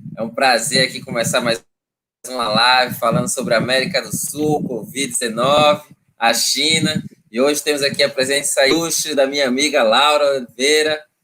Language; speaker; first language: Portuguese; native; Portuguese